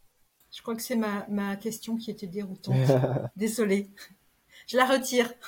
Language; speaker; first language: French; native; French